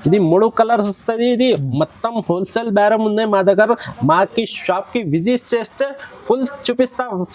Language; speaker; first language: Telugu; non-native, local second language; Urdu